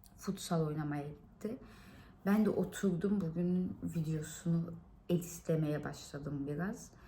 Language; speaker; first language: Turkish; early bilingual, heritage; Turkish